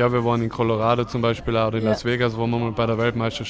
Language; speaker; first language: German; native; German